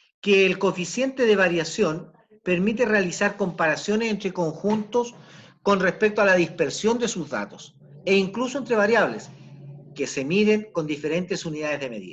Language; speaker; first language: Spanish; native; Spanish